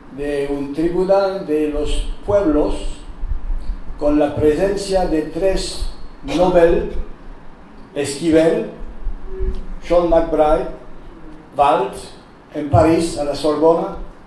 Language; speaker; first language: Spanish; non-native, learner; French